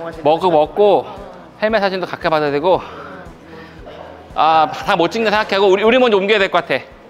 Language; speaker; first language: Korean; native; Korean